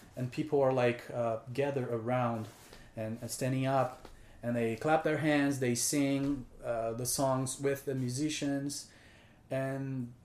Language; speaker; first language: English; non-native, fluent; Portuguese